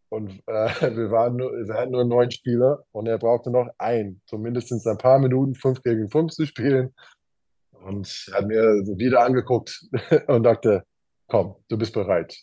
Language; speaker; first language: German; non-native, fluent; English